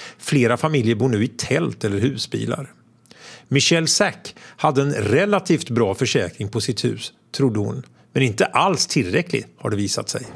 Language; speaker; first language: Swedish; native; Swedish